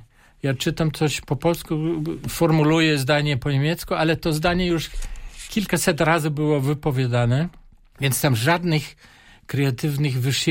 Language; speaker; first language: Polish; non-native, fluent; German